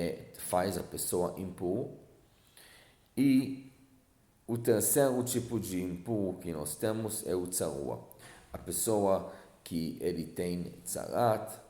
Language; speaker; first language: Portuguese; non-native, fluent; Hebrew